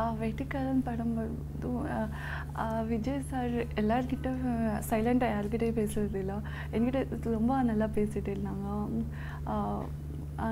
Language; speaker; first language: Tamil; non-native, learner; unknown